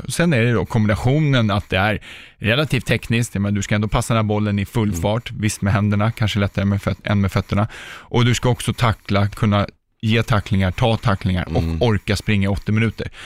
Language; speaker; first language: Swedish; early bilingual, other home language; Czech